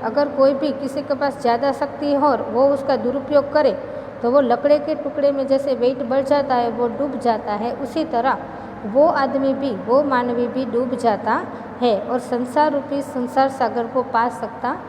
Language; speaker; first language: Hindi; non-native, local second language; Gujarati